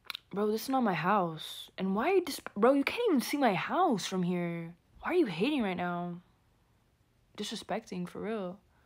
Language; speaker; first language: English; early bilingual, other home language; Spanish